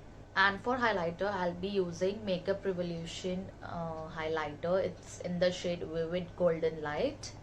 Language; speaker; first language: English; non-native, local second language; Hindi